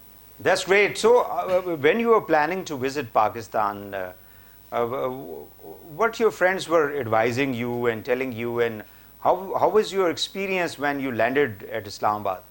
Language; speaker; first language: English; non-native, fluent; Urdu